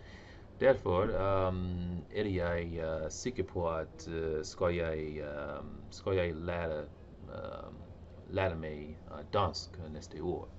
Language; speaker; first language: Norwegian; non-native, learner; English